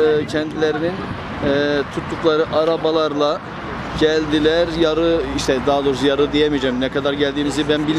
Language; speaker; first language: Turkish; native; Turkish